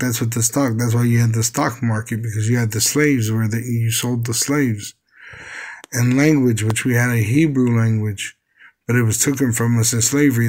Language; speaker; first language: English; native; English